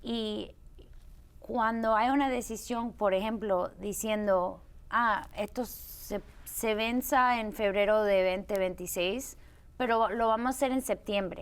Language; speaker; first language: Spanish; early bilingual, heritage; Spanish